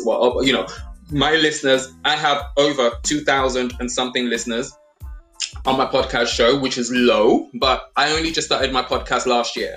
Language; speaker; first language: English; non-native, local second language; Yoruba